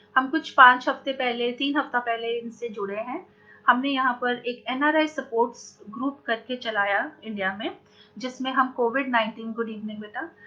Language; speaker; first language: Hindi; native; Hindi